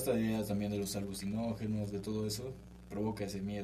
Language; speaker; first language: Spanish; native; Spanish